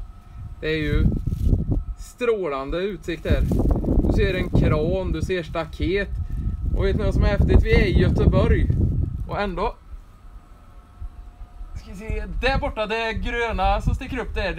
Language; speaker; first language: Swedish; native; Swedish